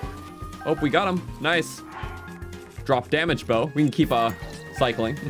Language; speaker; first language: English; native; English